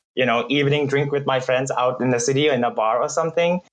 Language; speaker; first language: English; non-native, fluent; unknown